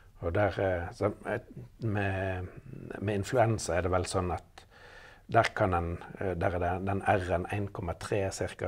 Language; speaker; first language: Norwegian; native; Norwegian